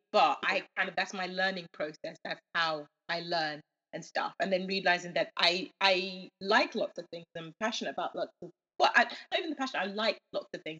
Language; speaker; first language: English; early bilingual, other home language; Yoruba